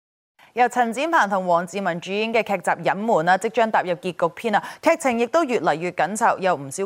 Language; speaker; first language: Chinese; native; Chinese